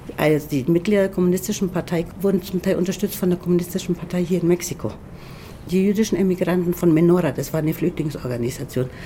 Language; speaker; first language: German; native; German